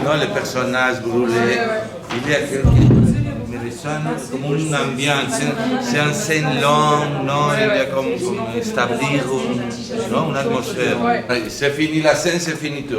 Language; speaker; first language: French; non-native, learner; Spanish